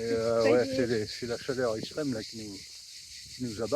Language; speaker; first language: French; native; French